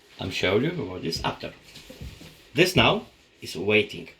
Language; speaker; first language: English; non-native, learner; Polish